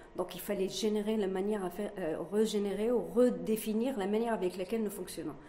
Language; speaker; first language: French; non-native, local second language; Arabic